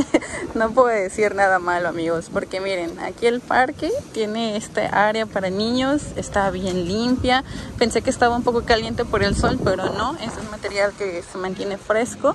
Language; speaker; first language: Spanish; native; Spanish